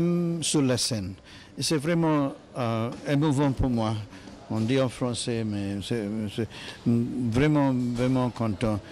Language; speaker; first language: Haitian Creole; non-native, learner; English